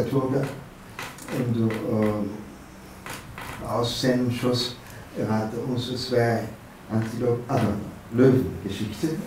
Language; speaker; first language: German; non-native, fluent; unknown